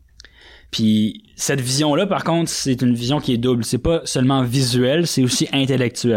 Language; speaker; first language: French; native; French